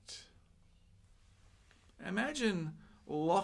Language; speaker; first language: English; native; English